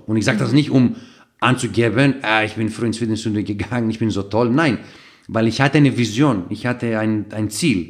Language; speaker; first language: German; non-native, fluent; Greek